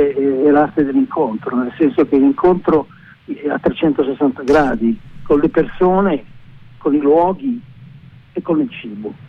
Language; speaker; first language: Italian; native; Italian